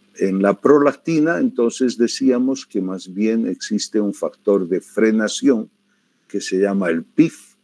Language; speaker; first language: Spanish; native; Spanish